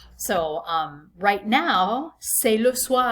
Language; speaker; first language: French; non-native, fluent; English